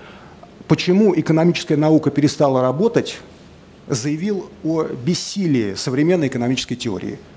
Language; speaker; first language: Russian; native; Russian